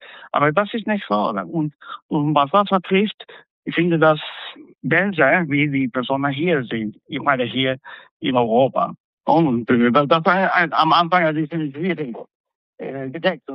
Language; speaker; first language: German; non-native, fluent; Spanish